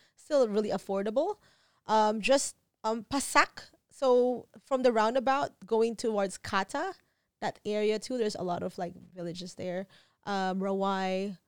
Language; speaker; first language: English; non-native, local second language; Filipino